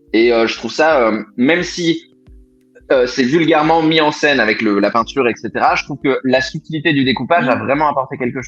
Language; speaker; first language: French; native; French